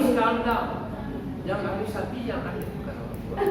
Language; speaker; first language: Indonesian; non-native, learner; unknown